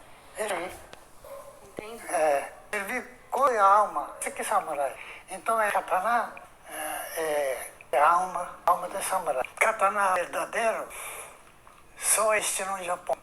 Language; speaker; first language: Portuguese; non-native, learner; Japanese